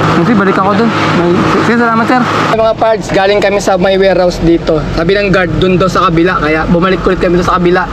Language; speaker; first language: Filipino; native; Filipino